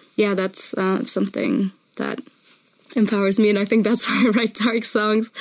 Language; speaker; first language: English; non-native, fluent; German